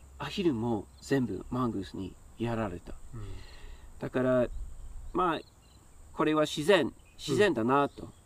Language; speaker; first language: Japanese; non-native, fluent; English